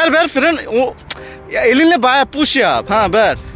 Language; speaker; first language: Turkish; non-native, learner; Bangla